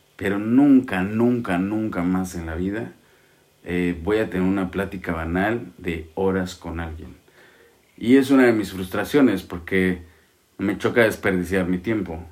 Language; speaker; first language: Spanish; native; Spanish